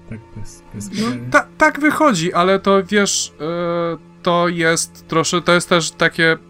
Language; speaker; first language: Polish; native; Polish